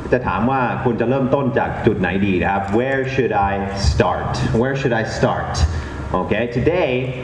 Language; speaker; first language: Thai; non-native, fluent; English